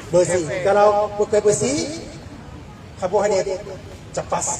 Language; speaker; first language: Indonesian; non-native, learner; Thai